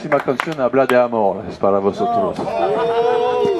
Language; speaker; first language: Spanish; non-native, learner; French